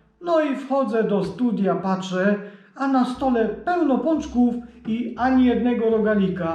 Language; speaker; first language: Polish; native; Polish